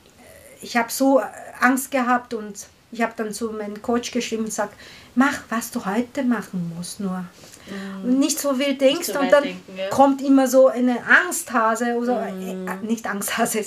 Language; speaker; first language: German; non-native, learner; Korean